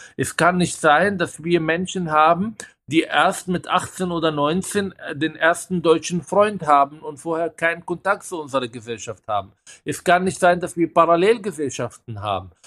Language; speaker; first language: German; non-native, fluent; Hebrew